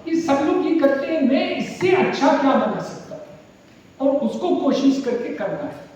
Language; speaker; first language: Hindi; non-native, local second language; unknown